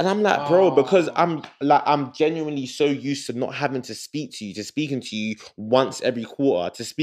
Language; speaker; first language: English; native; English